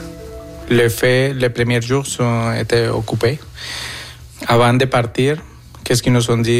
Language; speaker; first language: French; non-native, fluent; Spanish